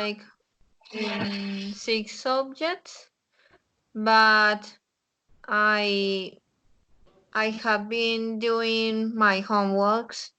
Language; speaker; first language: English; non-native, learner; Spanish